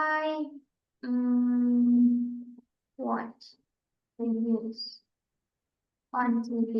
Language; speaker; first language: English; non-native, fluent; Indonesian